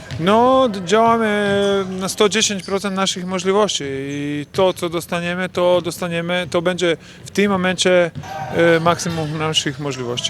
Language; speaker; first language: Polish; non-native, fluent; Croatian